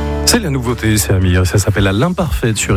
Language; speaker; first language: French; native; French